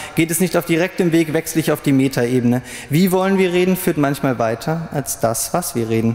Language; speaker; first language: German; native; German